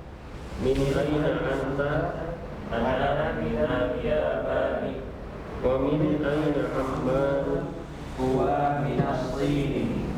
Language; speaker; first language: Arabic; non-native, learner; Indonesian